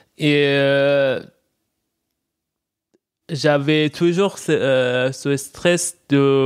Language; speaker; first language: French; non-native, fluent; Persian